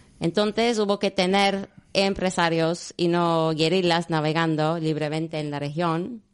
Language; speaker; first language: Spanish; non-native, fluent; Turkish